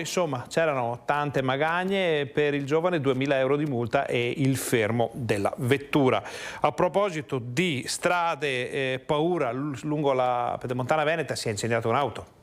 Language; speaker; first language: Italian; native; Italian